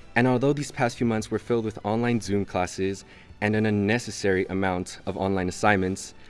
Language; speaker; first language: English; early bilingual, other home language; Spanish